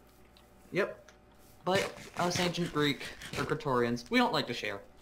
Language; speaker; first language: English; native; English